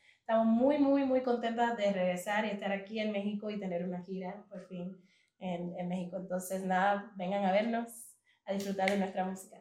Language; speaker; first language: Spanish; native; Spanish